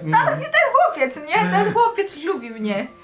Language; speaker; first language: Polish; non-native, learner; Korean